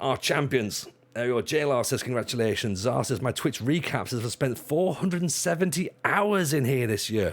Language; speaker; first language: English; native; English